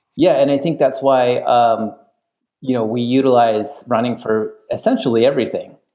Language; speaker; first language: English; native; English